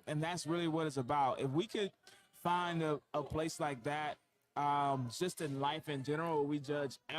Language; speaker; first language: English; native; English